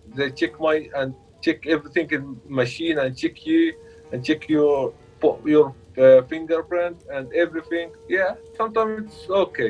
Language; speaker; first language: English; non-native, learner; Arabic